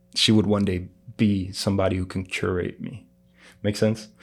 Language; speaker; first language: English; early bilingual, other home language; Greek